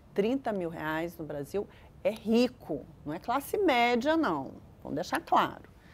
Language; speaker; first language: Portuguese; native; Portuguese